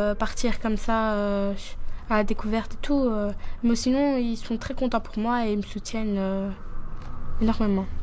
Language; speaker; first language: French; native; French